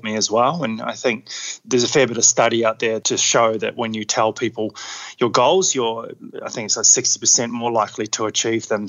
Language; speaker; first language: English; native; English